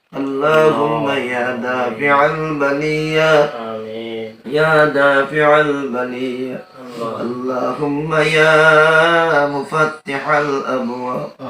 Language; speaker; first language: Arabic; non-native, fluent; Bangla